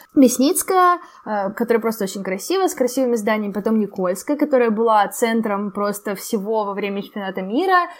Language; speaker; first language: Russian; native; Russian